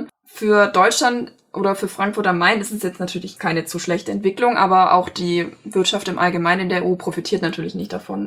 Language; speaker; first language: German; native; German